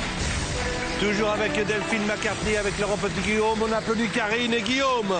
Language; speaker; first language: French; native; French